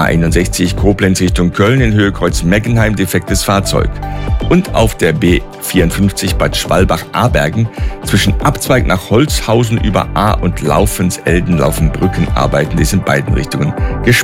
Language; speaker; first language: German; native; German